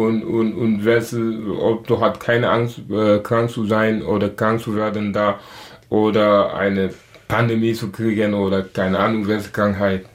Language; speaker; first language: German; non-native, learner; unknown